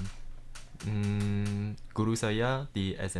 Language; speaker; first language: Indonesian; early bilingual, heritage; Indonesian